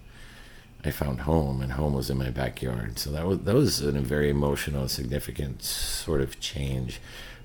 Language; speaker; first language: English; native; English